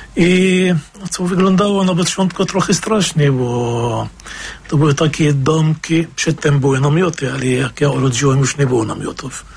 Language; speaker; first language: Polish; non-native, fluent; Arabic